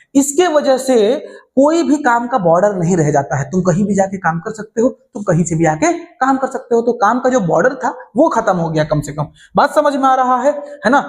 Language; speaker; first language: Hindi; native; Hindi